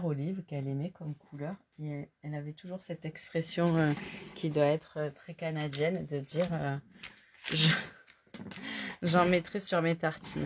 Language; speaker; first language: French; native; French